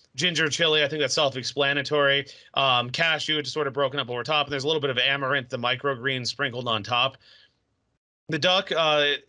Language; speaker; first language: English; native; English